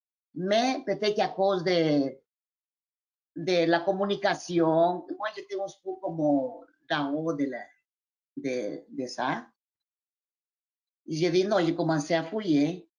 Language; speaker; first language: French; non-native, fluent; Spanish